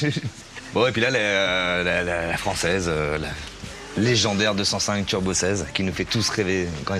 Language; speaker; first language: French; native; French